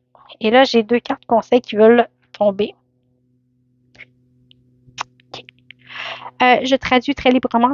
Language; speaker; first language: French; native; French